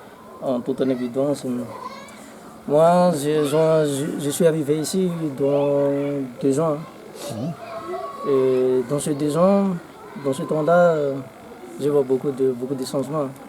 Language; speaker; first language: French; non-native, local second language; Malagasy